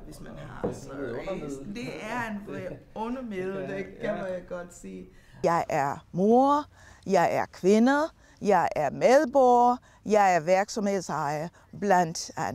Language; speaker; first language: Danish; non-native, fluent; English